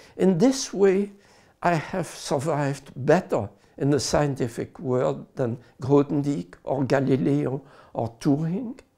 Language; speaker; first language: English; non-native, fluent; French